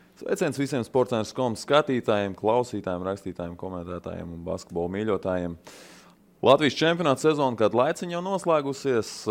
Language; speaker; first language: Latvian; native; Latvian